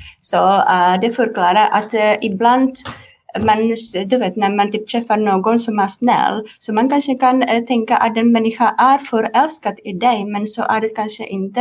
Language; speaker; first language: Swedish; non-native, fluent; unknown